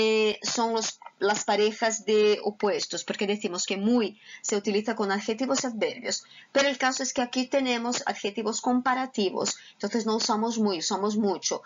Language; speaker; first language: Spanish; non-native, fluent; Portuguese